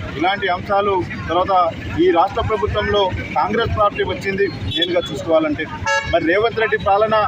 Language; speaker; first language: Telugu; non-native, local second language; Lambadi